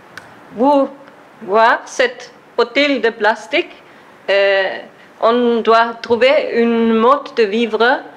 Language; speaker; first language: French; non-native, learner; German